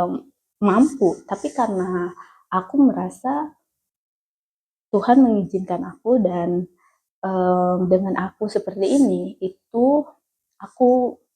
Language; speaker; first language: Indonesian; native; Indonesian